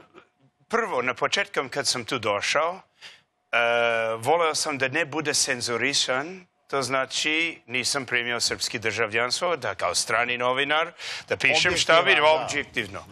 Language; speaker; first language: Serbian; non-native, learner; English